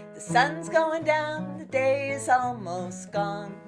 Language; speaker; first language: English; native; English